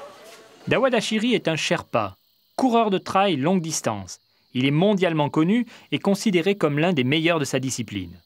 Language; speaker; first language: French; native; French